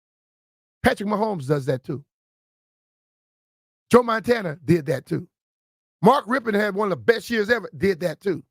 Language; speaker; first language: English; native; English